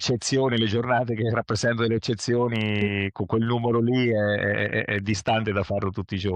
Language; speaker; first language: Italian; native; Italian